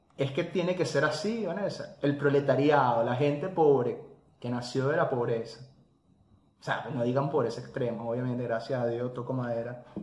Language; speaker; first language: Spanish; native; Spanish